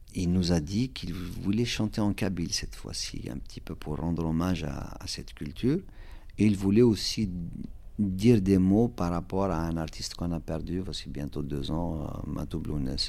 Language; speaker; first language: French; non-native, local second language; Kabyle